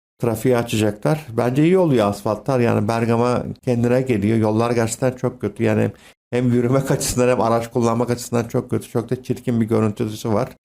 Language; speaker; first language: Turkish; native; Turkish